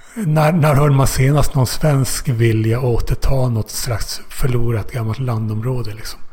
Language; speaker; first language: Swedish; native; Swedish